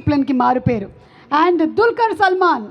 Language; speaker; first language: Telugu; native; Telugu